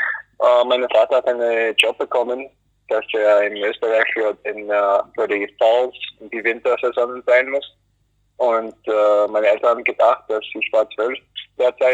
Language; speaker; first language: German; early bilingual, other home language; Greek